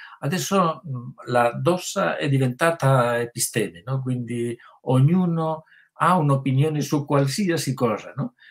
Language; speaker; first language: Italian; non-native, fluent; Spanish